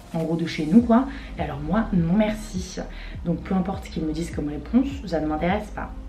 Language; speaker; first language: French; native; French